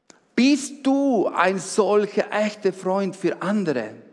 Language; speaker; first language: German; non-native, fluent; Spanish